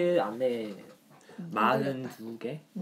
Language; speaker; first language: Korean; non-native, learner; German